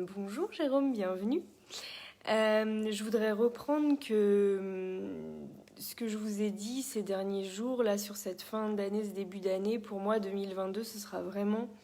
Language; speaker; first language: French; native; French